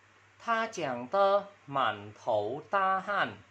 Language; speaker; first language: Chinese; non-native, fluent; Vietnamese